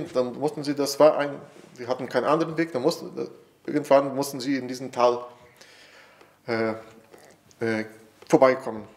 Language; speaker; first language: German; non-native, fluent; Portuguese